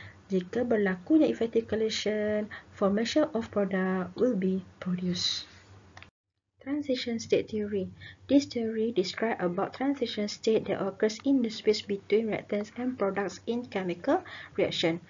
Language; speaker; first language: English; non-native, local second language; Malay